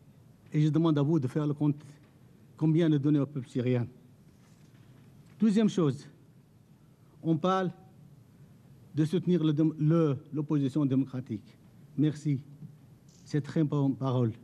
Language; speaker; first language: French; non-native, fluent; Arabic